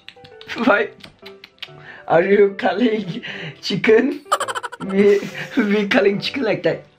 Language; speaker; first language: English; non-native, learner; Turkish